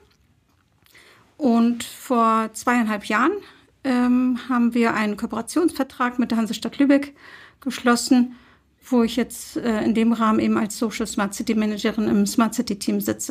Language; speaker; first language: German; early bilingual, other home language; Turkish